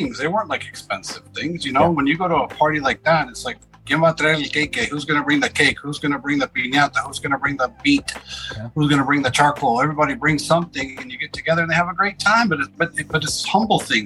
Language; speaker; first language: English; native; English